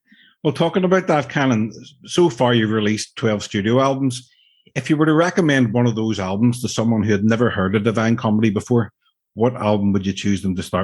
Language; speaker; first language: English; native; English